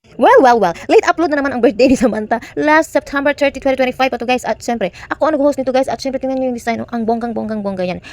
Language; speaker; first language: Filipino; non-native, local second language; Cebuano